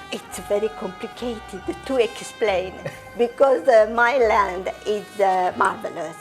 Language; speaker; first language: English; non-native, fluent; Italian